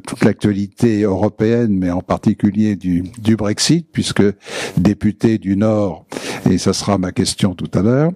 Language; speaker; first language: French; native; French